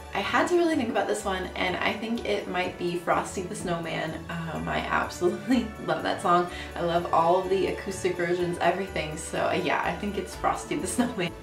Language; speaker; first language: English; native; English